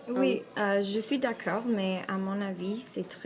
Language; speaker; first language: French; non-native, learner; Persian